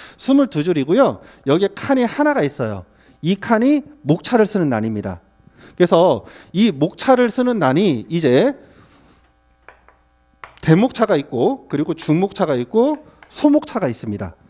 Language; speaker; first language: Korean; native; Korean